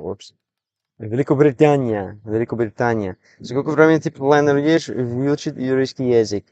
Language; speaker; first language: Russian; non-native, learner; English